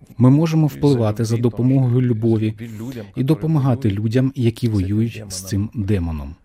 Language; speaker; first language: Ukrainian; non-native, fluent; Lithuanian